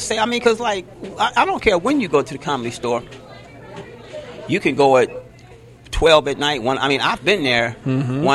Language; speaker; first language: English; native; English